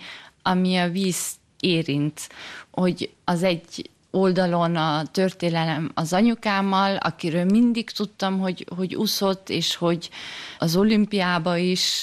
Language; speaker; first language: Hungarian; early bilingual, heritage; German